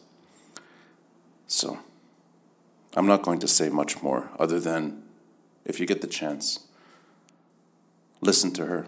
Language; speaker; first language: English; native; English